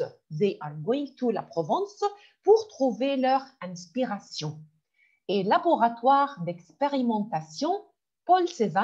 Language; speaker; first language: French; non-native, fluent; Arabic